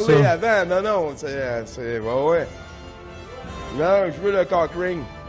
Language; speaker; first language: French; native; French